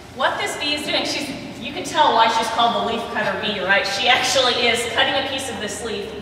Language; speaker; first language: English; native; English